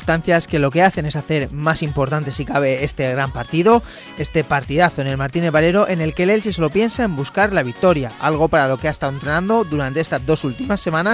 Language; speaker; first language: Spanish; native; Spanish